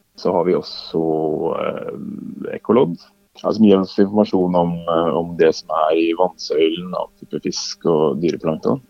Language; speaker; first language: Norwegian; native; Norwegian